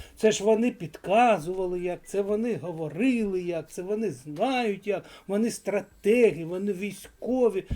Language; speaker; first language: Ukrainian; non-native, local second language; Russian